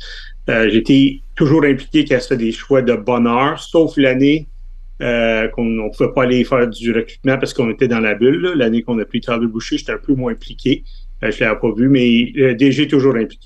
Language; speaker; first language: French; native; French